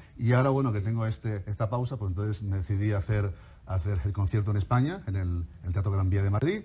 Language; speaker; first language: Spanish; native; Spanish